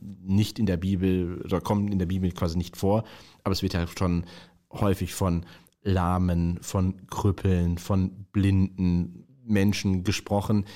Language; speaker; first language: German; native; German